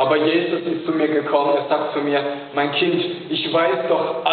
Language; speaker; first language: German; non-native, fluent; Chinese